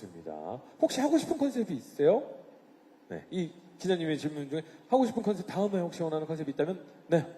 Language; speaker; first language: Korean; native; Korean